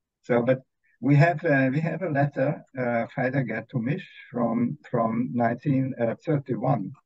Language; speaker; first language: English; non-native, fluent; Hungarian